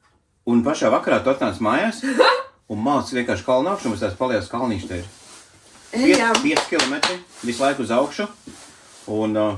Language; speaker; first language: Latvian; native; Latvian